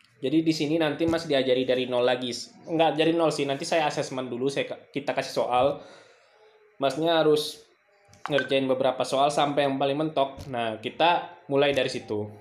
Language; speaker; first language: Indonesian; native; Indonesian